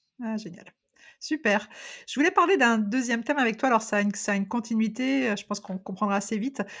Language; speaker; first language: French; native; French